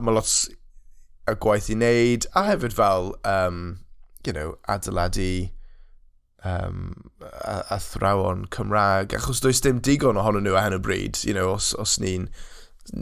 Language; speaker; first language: Welsh; non-native, local second language; English